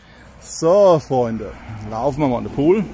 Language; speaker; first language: German; native; German